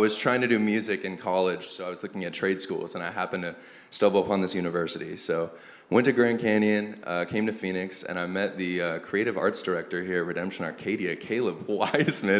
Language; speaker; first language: English; native; English